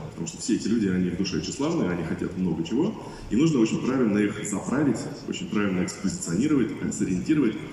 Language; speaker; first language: Russian; native; Russian